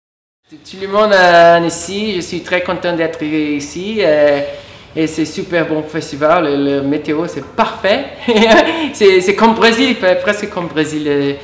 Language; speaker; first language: French; non-native, learner; Portuguese